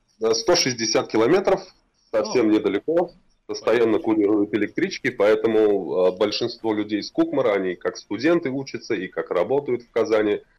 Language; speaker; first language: Russian; non-native, local second language; Tatar